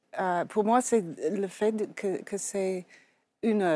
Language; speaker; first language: French; non-native, fluent; English